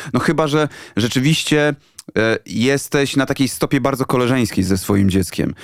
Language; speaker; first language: Polish; native; Polish